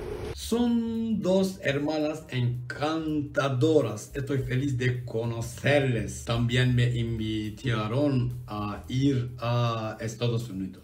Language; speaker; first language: Spanish; non-native, learner; Turkish